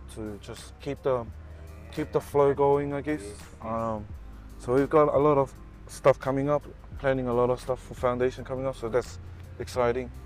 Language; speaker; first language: English; native; English